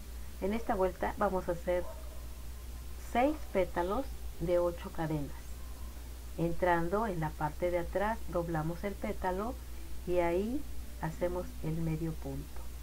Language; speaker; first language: Spanish; native; Spanish